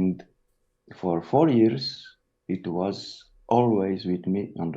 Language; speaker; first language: English; non-native, learner; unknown